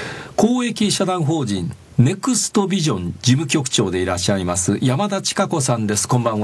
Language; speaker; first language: Japanese; native; Japanese